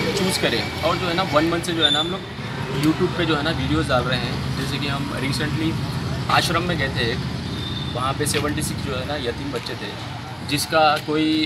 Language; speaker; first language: Hindi; non-native, local second language; Urdu